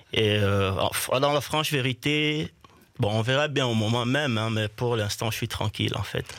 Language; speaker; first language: French; non-native, local second language; Swahili